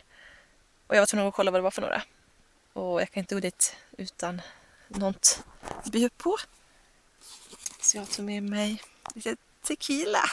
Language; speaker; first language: Swedish; native; Swedish